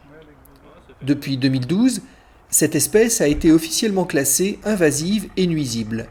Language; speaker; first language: French; native; French